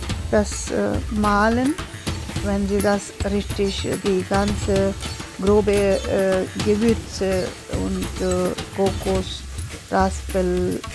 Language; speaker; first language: German; non-native, learner; Tulu